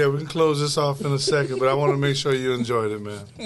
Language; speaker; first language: English; native; English